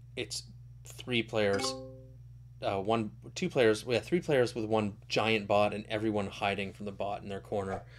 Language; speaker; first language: English; native; English